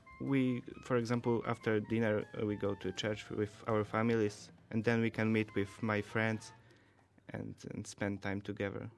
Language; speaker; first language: English; non-native, learner; Polish